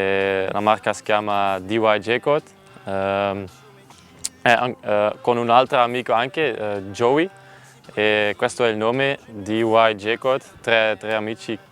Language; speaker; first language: Italian; non-native, learner; Dutch